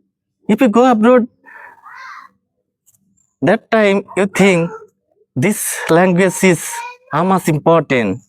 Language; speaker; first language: English; non-native, learner; Bangla